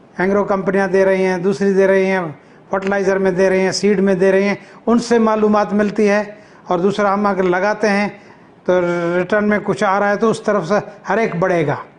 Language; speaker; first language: Urdu; non-native, local second language; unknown